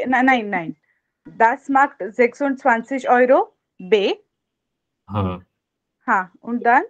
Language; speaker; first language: German; non-native, fluent; Hindi